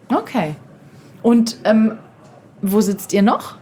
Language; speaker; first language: German; native; German